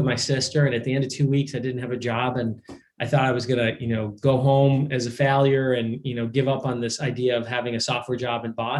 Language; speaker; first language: English; native; English